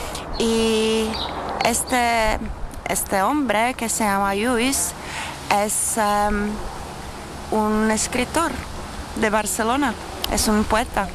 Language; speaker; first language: Spanish; non-native, learner; Czech